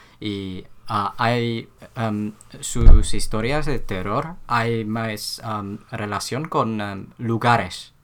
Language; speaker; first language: Spanish; non-native, learner; Korean